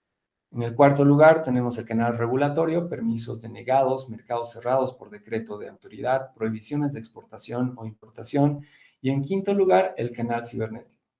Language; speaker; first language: Spanish; native; Spanish